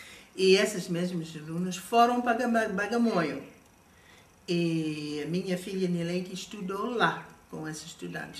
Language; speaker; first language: Portuguese; non-native, fluent; English